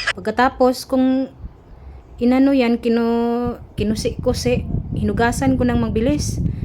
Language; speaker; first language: Filipino; non-native, local second language; Cebuano